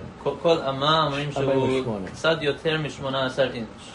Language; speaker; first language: Hebrew; non-native, fluent; English